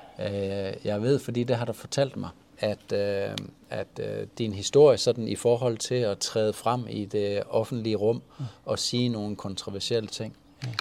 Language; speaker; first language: Danish; native; Danish